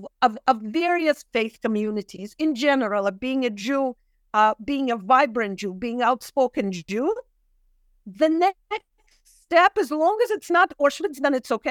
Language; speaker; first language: English; non-native, fluent; Russian